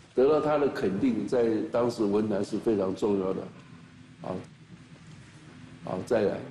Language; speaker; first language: Chinese; native; Chinese